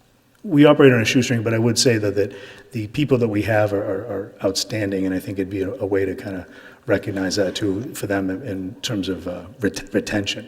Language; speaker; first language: English; native; English